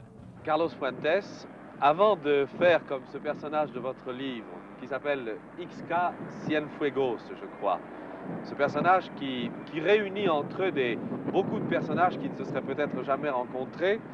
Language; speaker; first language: French; native; French